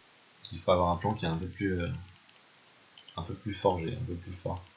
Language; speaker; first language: French; native; French